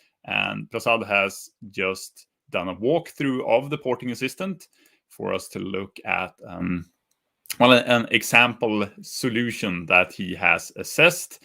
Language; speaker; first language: English; non-native, fluent; Swedish